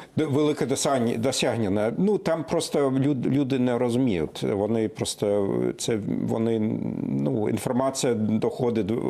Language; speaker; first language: Ukrainian; non-native, fluent; German